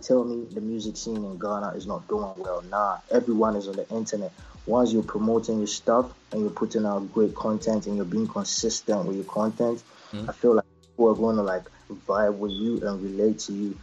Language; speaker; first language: English; non-native, local second language; Akan